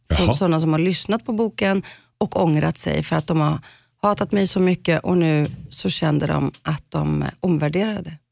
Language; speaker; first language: Swedish; early bilingual, other home language; Greek